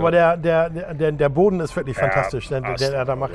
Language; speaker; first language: German; native; German